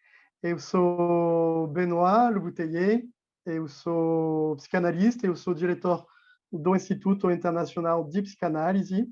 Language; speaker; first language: Portuguese; non-native, fluent; French